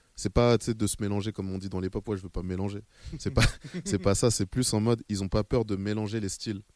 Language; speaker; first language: French; native; French